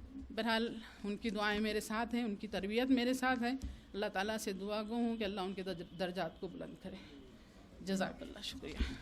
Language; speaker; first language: Urdu; native; Urdu